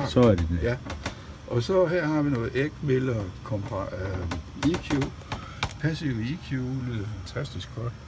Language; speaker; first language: Danish; native; Danish